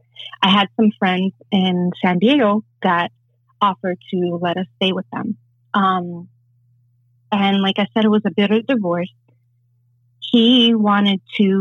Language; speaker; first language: English; native; English